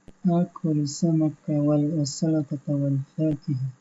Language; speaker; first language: Arabic; non-native, fluent; Indonesian